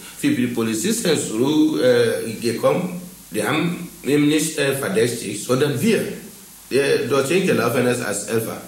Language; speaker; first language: German; non-native, fluent; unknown